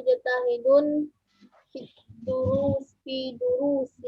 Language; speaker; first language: Arabic; non-native, learner; Indonesian